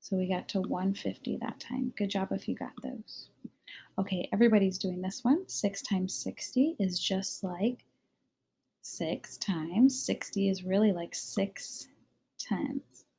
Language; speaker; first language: English; native; English